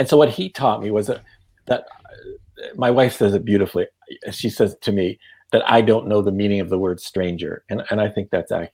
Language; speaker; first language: English; non-native, fluent; Yiddish